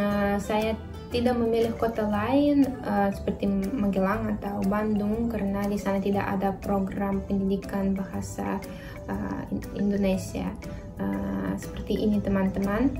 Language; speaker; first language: Indonesian; non-native, fluent; Russian